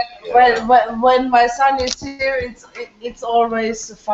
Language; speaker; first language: English; non-native, learner; French